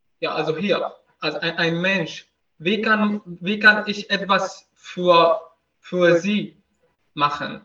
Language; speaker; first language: German; non-native, learner; Arabic